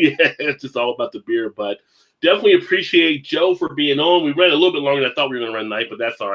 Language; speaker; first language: English; native; English